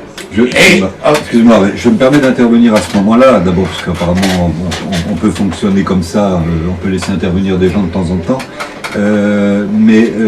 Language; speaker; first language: French; native; French